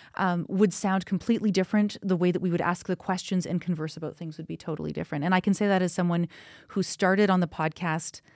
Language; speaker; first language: English; native; English